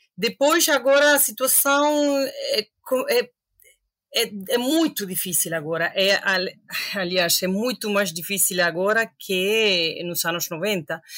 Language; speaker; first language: Portuguese; non-native, fluent; Spanish